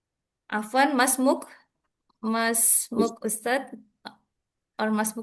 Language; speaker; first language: Arabic; non-native, learner; Indonesian